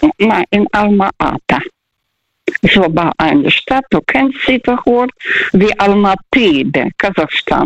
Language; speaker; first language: German; early bilingual, heritage; Russian